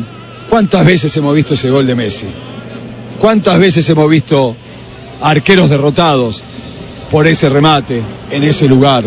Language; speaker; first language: Spanish; native; Spanish